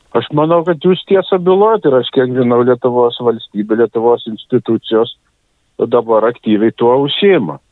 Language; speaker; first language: Lithuanian; native; Lithuanian